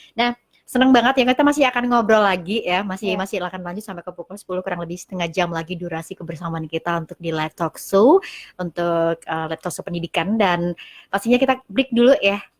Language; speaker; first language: Indonesian; native; Indonesian